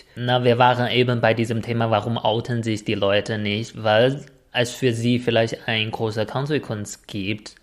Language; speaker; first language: German; non-native, fluent; Chinese